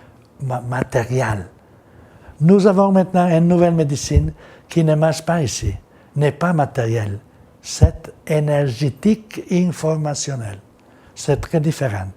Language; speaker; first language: French; non-native, learner; Italian